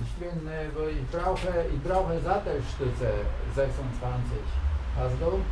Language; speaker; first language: German; non-native, learner; Polish